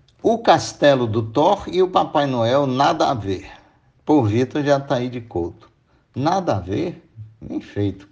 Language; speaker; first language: Portuguese; native; Portuguese